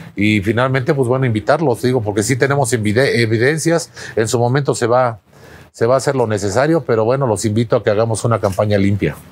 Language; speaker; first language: Spanish; native; Spanish